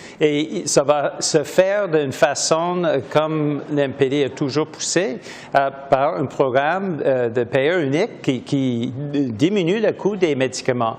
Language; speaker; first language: French; native; French